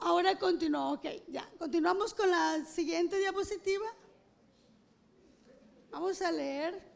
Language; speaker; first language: Spanish; native; Spanish